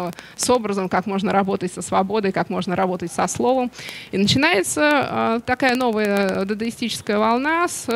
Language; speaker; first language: Russian; native; Russian